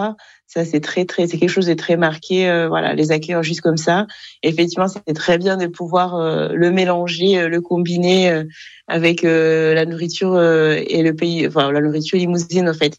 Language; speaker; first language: French; non-native, local second language; Kinyarwanda